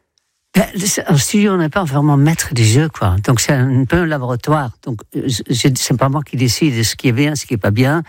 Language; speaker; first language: French; non-native, fluent; Dutch